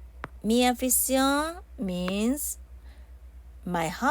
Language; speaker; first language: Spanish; non-native, learner; Japanese